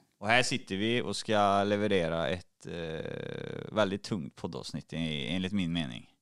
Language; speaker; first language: Swedish; native; Swedish